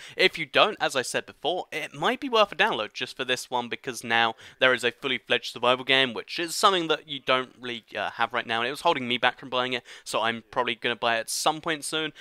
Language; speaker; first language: English; native; English